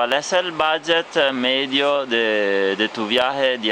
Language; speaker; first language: Spanish; non-native, fluent; Italian